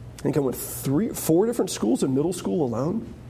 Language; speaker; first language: English; native; English